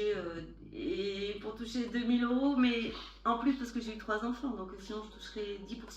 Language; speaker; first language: French; native; French